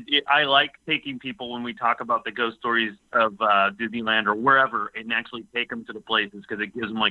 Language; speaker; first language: English; native; English